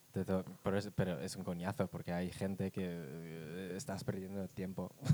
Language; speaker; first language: Spanish; non-native, fluent; English